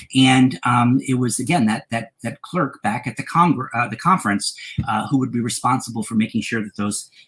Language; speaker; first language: English; native; English